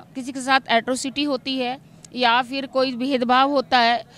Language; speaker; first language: Hindi; native; Hindi